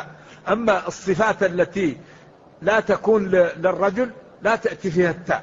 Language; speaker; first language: Arabic; native; Arabic